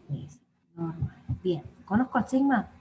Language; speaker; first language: Spanish; native; Spanish